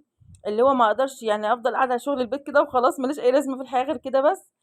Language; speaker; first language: Arabic; native; Arabic